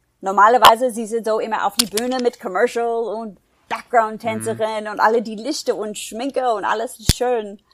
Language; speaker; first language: German; non-native, fluent; English